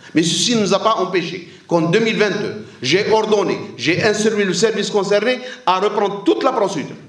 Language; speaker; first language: French; non-native, local second language; Arabic